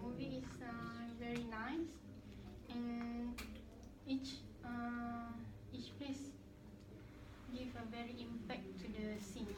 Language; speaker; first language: English; non-native, learner; Malay